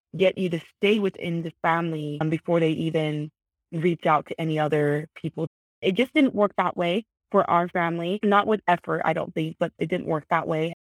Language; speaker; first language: English; early bilingual, other home language; Vietnamese